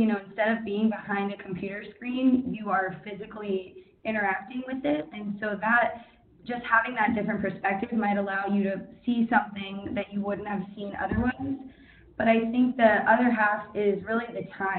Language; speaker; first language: English; native; English